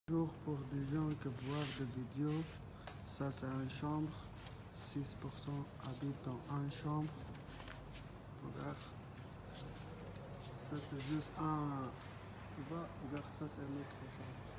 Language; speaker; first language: French; non-native, learner; Persian